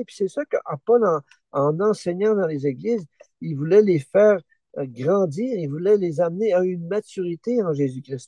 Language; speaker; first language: French; native; French